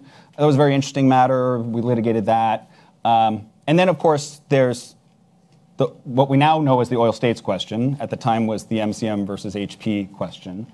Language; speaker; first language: English; native; English